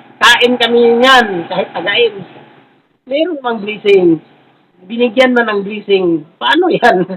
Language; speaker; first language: Filipino; non-native, local second language; Cebuano